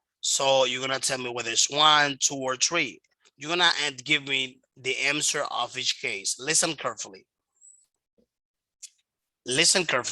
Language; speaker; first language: English; non-native, fluent; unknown